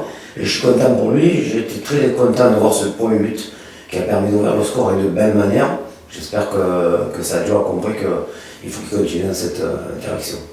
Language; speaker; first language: French; native; French